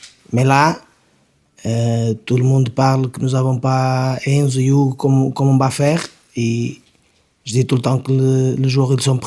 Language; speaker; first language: French; non-native, learner; Portuguese